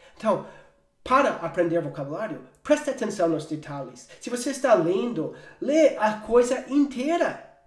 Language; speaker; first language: Portuguese; non-native, fluent; English